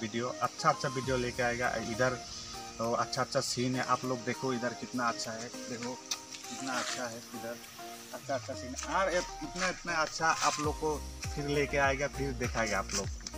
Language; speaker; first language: Hindi; non-native, local second language; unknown